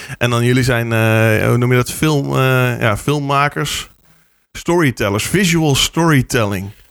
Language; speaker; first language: Dutch; native; Dutch